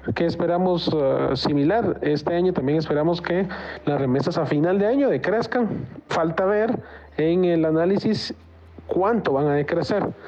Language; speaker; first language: Spanish; native; Spanish